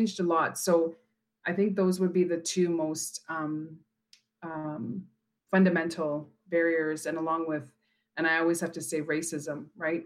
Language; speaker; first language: English; native; English